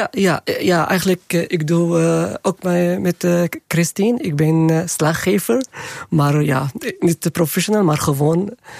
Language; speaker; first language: Dutch; non-native, learner; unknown